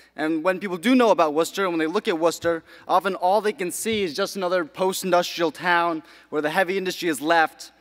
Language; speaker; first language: English; native; English